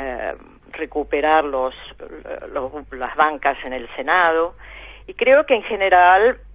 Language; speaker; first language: Spanish; native; Spanish